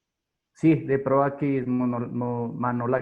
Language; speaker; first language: Spanish; native; Spanish